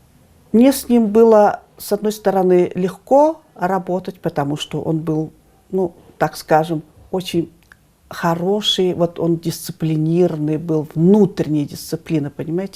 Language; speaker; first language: Russian; native; Russian